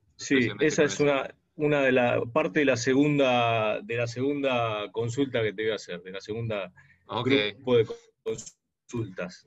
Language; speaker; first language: Spanish; native; Spanish